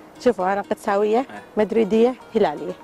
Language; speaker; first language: Arabic; native; Arabic